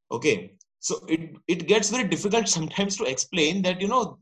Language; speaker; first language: English; non-native, local second language; Gujarati